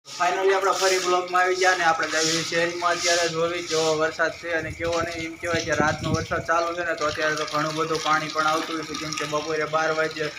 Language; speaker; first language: Gujarati; native; Gujarati